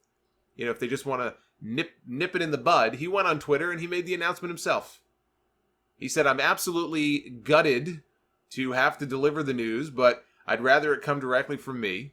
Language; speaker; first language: English; native; English